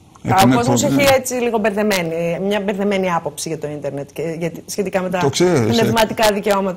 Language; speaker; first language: Greek; native; Greek